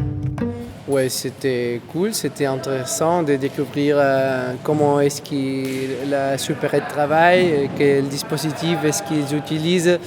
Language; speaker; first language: French; non-native, fluent; Spanish